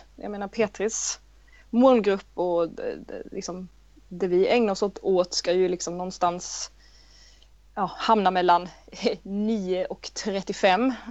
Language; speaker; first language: Swedish; native; Swedish